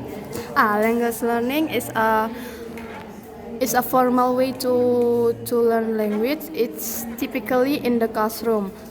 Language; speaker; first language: English; non-native, learner; Indonesian